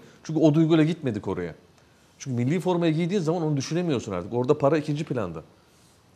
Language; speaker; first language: Turkish; native; Turkish